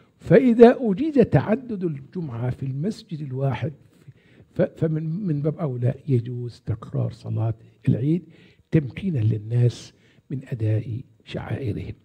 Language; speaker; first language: Arabic; native; Arabic